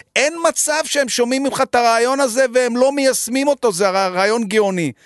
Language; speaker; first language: Hebrew; native; Hebrew